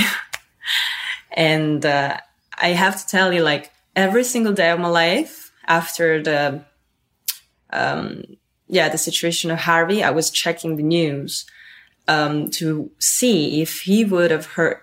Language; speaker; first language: English; non-native, fluent; Italian